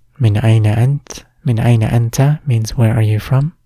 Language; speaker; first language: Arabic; non-native, fluent; English